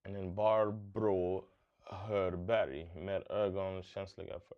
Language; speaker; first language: Swedish; non-native, learner; English